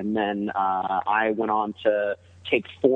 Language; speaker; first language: English; native; English